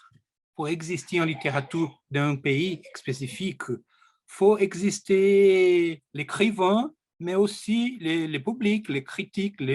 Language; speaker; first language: French; non-native, learner; Portuguese